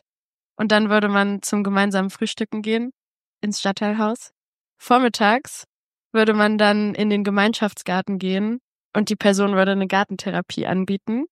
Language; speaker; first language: German; native; German